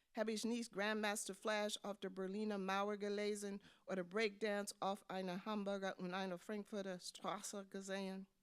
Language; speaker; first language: German; non-native, learner; English